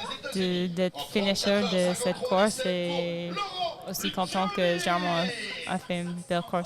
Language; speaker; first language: French; non-native, learner; English